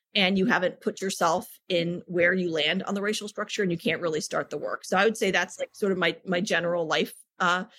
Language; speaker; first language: English; native; English